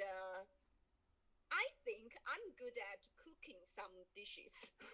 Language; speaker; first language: English; non-native, learner; Chinese